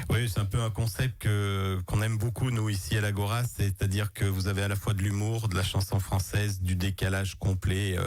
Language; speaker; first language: French; native; French